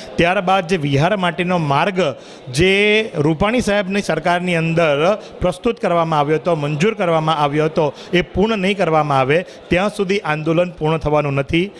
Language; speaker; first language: Gujarati; native; Gujarati